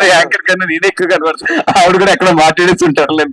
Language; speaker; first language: Telugu; native; Telugu